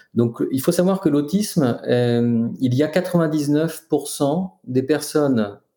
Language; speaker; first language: French; native; French